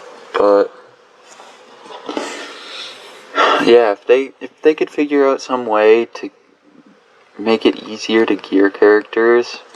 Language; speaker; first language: English; native; English